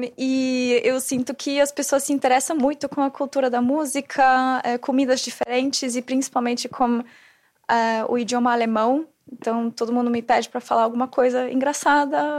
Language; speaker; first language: Portuguese; non-native, fluent; German